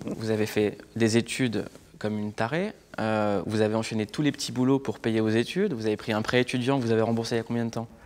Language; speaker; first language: French; native; French